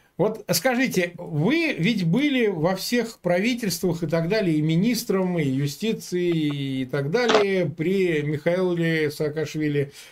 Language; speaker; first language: Russian; native; Russian